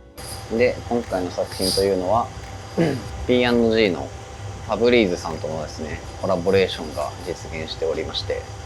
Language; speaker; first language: Japanese; native; Japanese